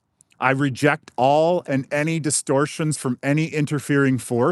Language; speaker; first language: English; native; English